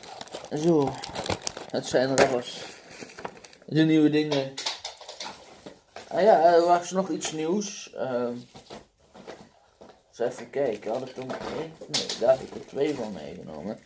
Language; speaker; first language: Dutch; native; Dutch